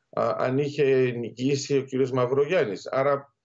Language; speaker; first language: Greek; native; Greek